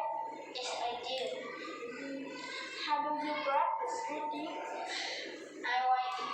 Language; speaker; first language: English; non-native, learner; Vietnamese